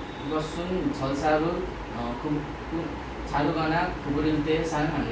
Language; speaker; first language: Korean; non-native, learner; Nepali